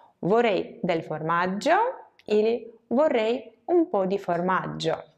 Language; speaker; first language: Italian; non-native, fluent; Russian